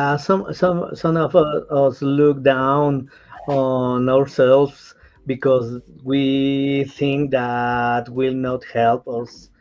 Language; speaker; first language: English; non-native, learner; Spanish